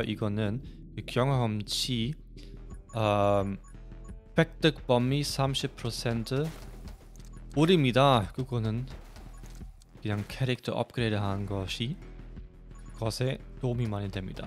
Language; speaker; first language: Korean; non-native, fluent; German